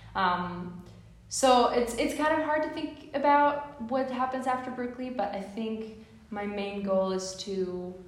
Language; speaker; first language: English; non-native, fluent; Czech